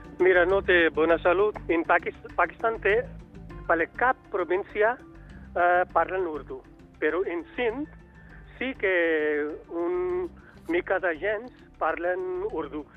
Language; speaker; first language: Catalan; non-native, learner; Urdu